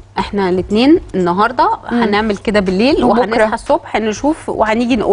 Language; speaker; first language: Arabic; native; Arabic